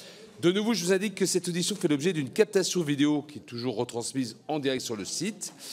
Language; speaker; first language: French; native; French